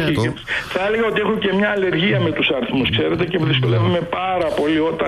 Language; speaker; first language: Greek; native; Greek